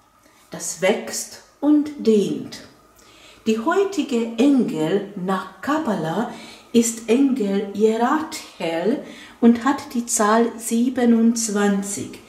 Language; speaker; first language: German; non-native, fluent; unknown